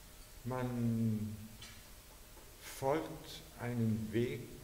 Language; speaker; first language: German; non-native, fluent; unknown